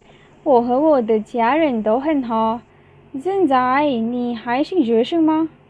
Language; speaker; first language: Chinese; non-native, learner; Malay